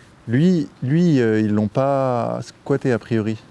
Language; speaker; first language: French; native; French